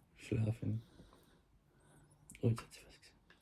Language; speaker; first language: German; native; German